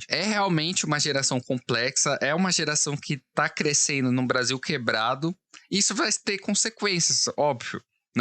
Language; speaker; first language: Portuguese; native; Portuguese